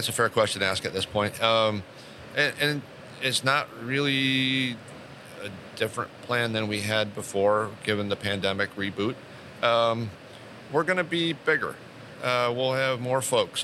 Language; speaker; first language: English; native; English